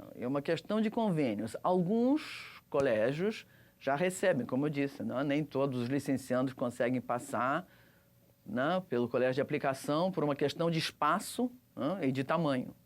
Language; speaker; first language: Portuguese; early bilingual, other home language; Russian